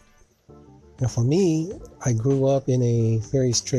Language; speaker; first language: English; non-native, local second language; Filipino